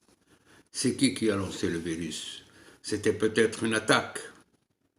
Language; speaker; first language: French; non-native, local second language; Arabic